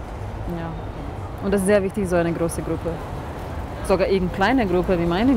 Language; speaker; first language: German; non-native, fluent; Serbian